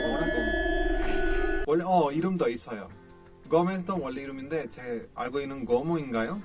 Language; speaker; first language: Korean; non-native, fluent; Spanish